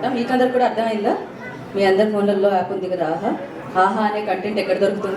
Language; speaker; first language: Telugu; native; Telugu